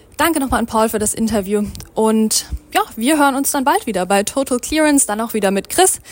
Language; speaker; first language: German; native; German